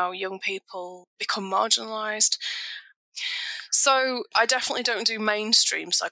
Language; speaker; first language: English; native; English